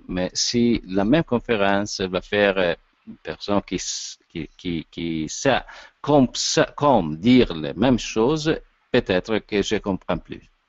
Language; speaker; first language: French; non-native, learner; Italian